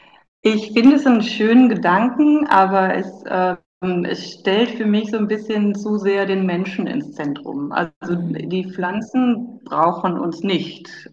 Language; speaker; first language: German; native; German